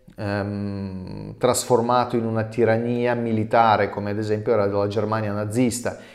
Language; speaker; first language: Italian; non-native, fluent; Russian